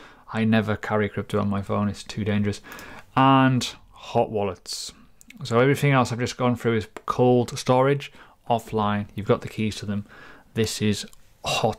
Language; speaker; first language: English; native; English